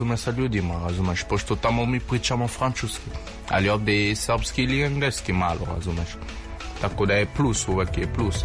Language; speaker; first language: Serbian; non-native, fluent; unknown